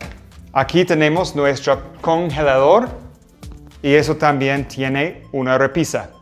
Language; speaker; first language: Spanish; non-native, fluent; English